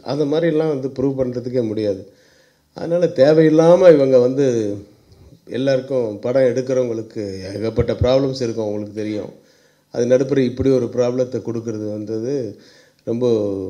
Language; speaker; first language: Tamil; native; Tamil